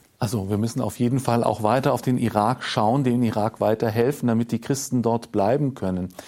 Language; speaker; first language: German; native; German